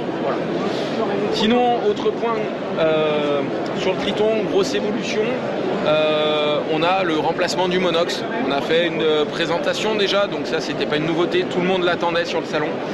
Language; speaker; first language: French; native; French